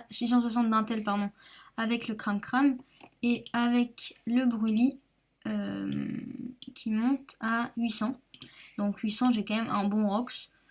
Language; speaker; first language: French; native; French